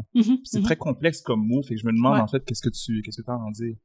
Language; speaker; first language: French; early bilingual, other home language; Arabic